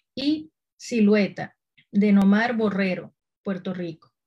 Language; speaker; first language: Spanish; native; Spanish